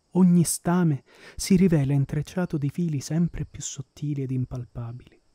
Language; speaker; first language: Italian; native; Italian